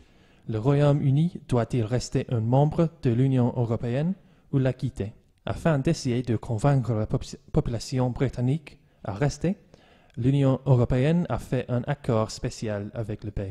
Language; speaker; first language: French; non-native, learner; English